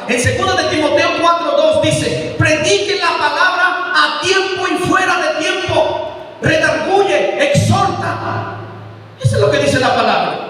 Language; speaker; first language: Spanish; native; Spanish